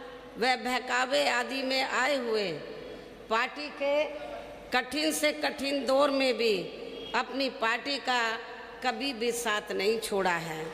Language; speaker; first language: Hindi; native; Hindi